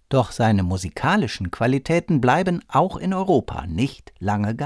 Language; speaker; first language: German; native; German